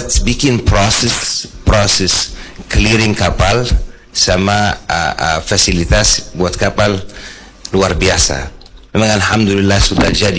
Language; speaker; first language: Indonesian; non-native, fluent; Arabic